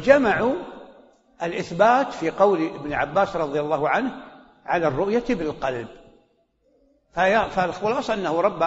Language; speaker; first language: Arabic; native; Arabic